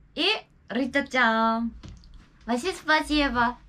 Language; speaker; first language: Russian; non-native, learner; Japanese